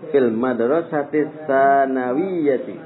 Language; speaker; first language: Arabic; non-native, fluent; Indonesian